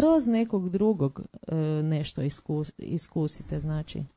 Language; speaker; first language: Croatian; native; Croatian